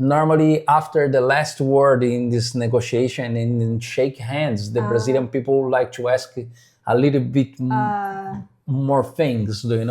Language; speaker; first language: English; non-native, fluent; Portuguese